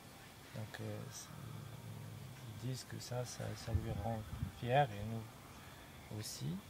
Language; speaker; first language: French; non-native, local second language; Arabic